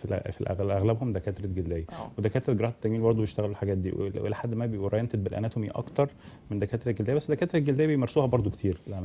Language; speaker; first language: Arabic; native; Arabic